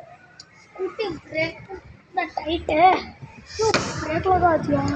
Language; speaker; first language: Hindi; non-native, local second language; Kannada